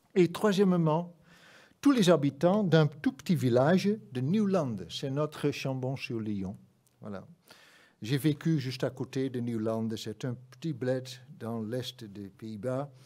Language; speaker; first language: French; non-native, fluent; Dutch